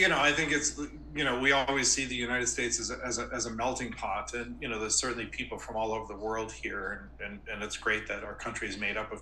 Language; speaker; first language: English; native; English